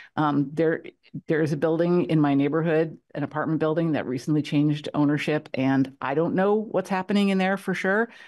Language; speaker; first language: English; native; English